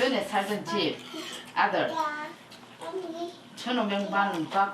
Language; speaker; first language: Korean; native; Korean